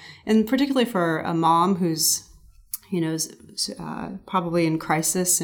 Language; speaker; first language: English; native; English